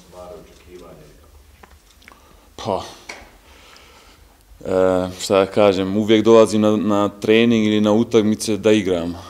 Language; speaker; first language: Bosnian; early bilingual, heritage; Bosnian